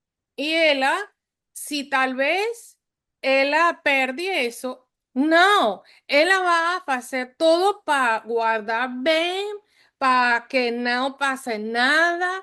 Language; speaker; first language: Spanish; non-native, fluent; English